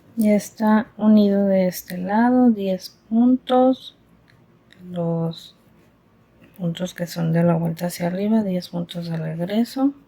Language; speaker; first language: Spanish; native; Spanish